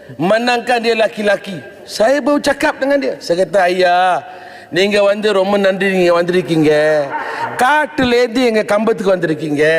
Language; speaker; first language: Malay; native; Malay